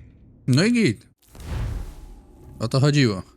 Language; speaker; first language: Polish; native; Polish